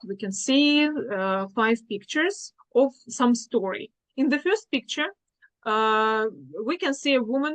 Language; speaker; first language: English; non-native, fluent; Russian